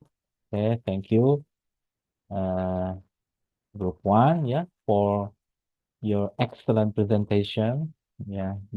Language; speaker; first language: English; non-native, fluent; Indonesian